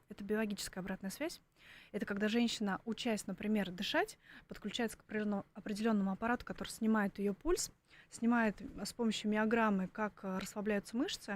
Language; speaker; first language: Russian; native; Russian